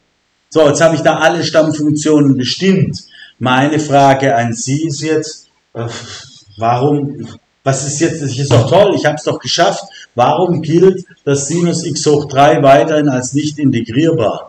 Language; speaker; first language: German; native; German